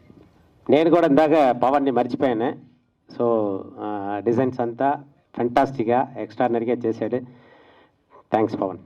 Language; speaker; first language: Telugu; native; Telugu